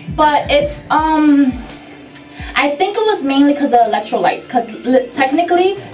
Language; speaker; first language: English; native; English